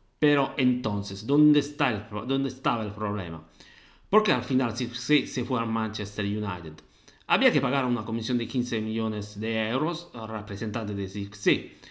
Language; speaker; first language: Spanish; non-native, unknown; Italian